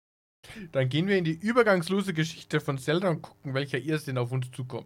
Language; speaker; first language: German; native; German